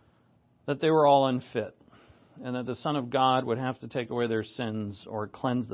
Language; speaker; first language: English; native; English